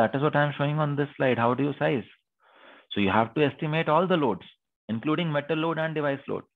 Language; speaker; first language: English; non-native, local second language; Hindi